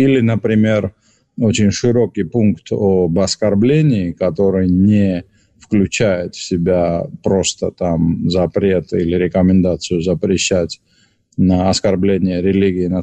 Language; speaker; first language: Russian; non-native, local second language; Georgian